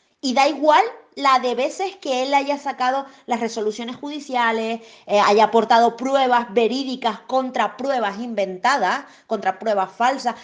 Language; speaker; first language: Spanish; native; Spanish